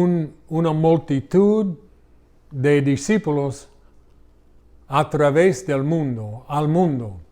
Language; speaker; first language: Spanish; non-native, learner; English